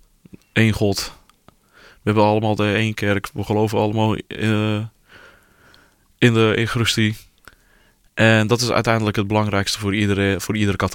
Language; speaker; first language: Dutch; early bilingual, other home language; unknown